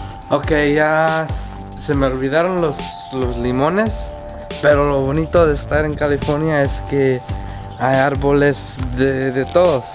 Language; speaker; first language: Spanish; early bilingual, heritage; Spanish